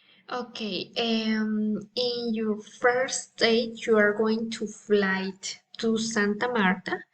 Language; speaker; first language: English; non-native, learner; Spanish